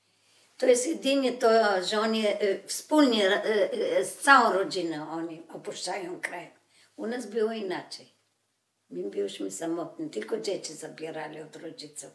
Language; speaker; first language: Polish; early bilingual, other home language; Macedonian